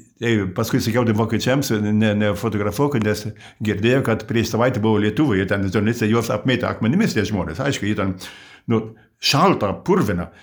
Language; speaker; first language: Lithuanian; early bilingual, heritage; Lithuanian